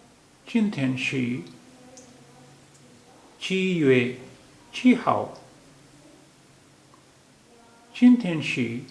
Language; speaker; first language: Chinese; non-native, fluent; Urdu